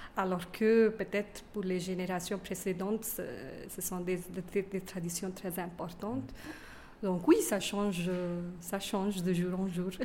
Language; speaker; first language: French; non-native, fluent; Kannada